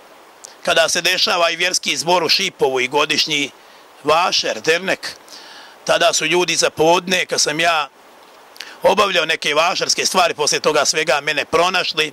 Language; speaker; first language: Croatian; native; Croatian